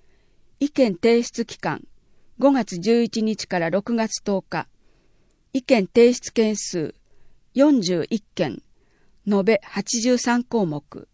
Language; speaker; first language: Japanese; native; Japanese